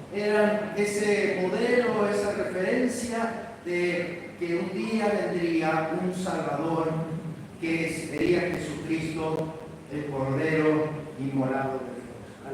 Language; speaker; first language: Spanish; native; Spanish